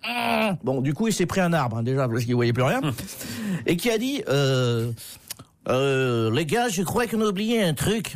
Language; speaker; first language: French; native; French